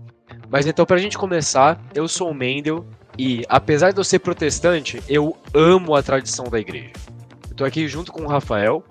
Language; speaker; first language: Portuguese; native; Portuguese